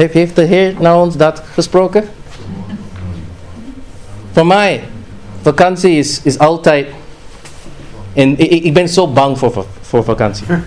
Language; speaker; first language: Dutch; non-native, fluent; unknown